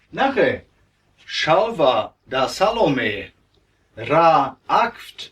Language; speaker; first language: Georgian; non-native, learner; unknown